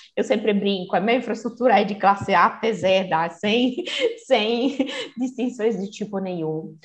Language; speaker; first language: Portuguese; non-native, fluent; Italian